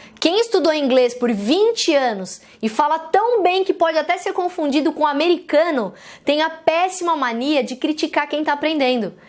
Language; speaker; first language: Portuguese; native; Portuguese